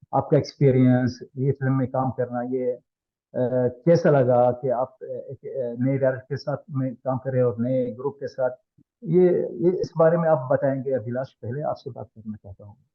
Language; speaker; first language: Hindi; non-native, learner; Arabic